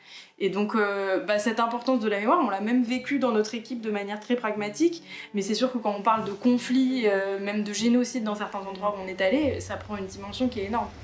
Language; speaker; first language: French; native; French